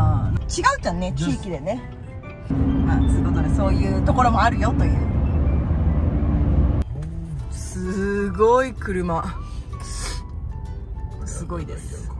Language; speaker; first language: Japanese; native; Japanese